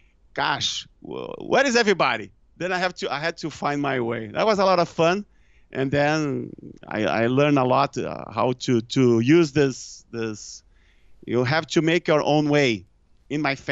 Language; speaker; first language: English; non-native, fluent; Portuguese